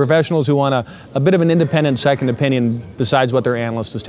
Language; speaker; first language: English; native; English